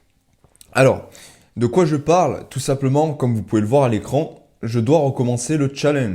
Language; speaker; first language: French; native; French